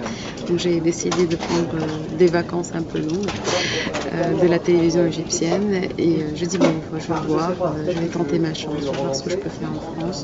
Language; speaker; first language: French; non-native, fluent; Arabic